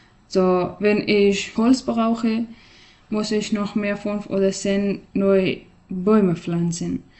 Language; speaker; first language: German; non-native, fluent; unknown